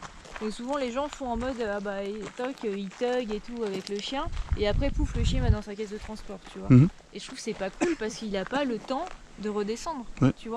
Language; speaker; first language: French; native; French